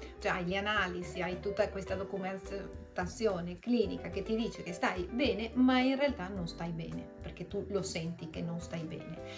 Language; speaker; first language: Italian; early bilingual, other home language; Spanish